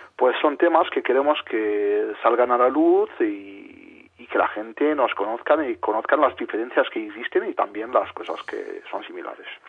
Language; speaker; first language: Spanish; non-native, fluent; Arabic